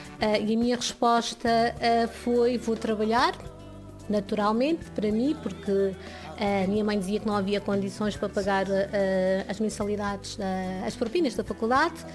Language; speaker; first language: Portuguese; early bilingual, other home language; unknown